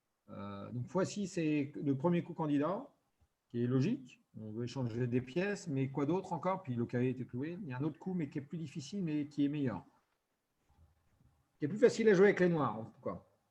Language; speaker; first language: French; native; French